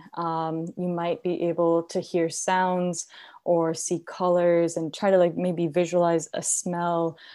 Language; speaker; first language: English; non-native, local second language; Hindi